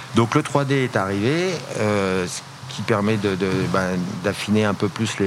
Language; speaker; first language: French; native; French